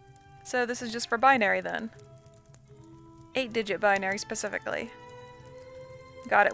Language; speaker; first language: English; native; English